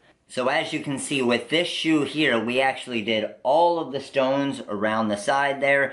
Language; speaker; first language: English; native; English